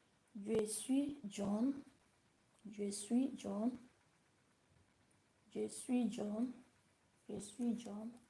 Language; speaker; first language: French; non-native, learner; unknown